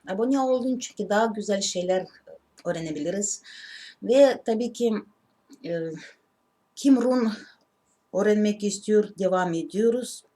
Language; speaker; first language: Turkish; non-native, learner; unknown